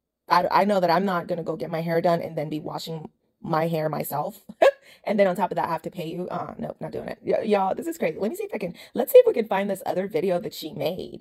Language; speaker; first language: English; native; English